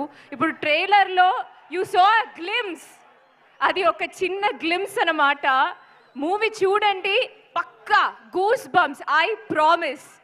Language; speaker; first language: Telugu; non-native, fluent; Malayalam